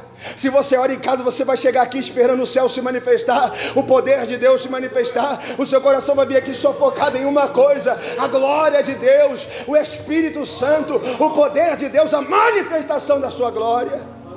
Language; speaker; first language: Portuguese; native; Portuguese